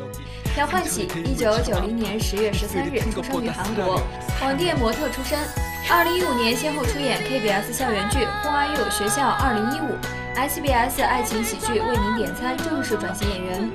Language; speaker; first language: Chinese; native; Chinese